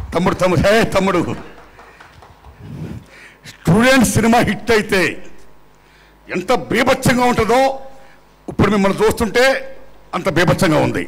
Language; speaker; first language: Telugu; native; Telugu